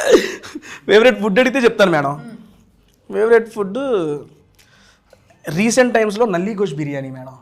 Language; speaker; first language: Telugu; native; Telugu